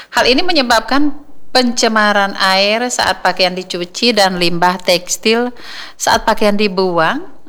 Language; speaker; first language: Indonesian; native; Indonesian